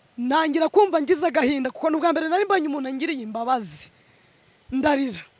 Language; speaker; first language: Kinyarwanda; early bilingual, other home language; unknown